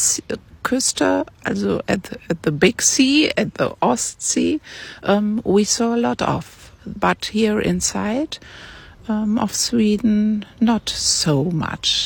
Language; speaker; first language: English; non-native, learner; German